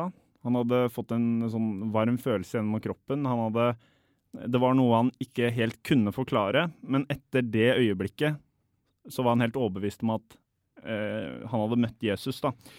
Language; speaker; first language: Norwegian; native; Norwegian